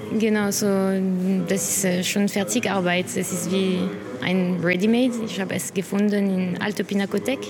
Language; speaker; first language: German; non-native, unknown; French